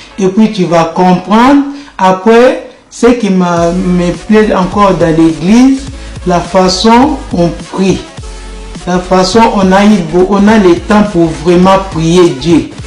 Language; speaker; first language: French; non-native, local second language; Lingala